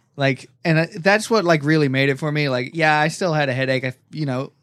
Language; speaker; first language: English; native; English